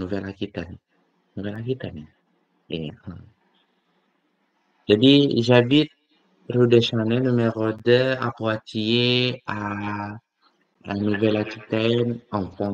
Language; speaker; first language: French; non-native, learner; Indonesian